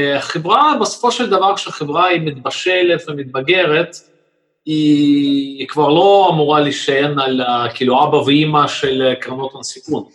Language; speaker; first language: Hebrew; non-native, fluent; Russian